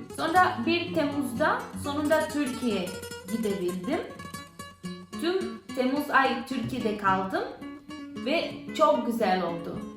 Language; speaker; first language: Turkish; non-native, learner; Spanish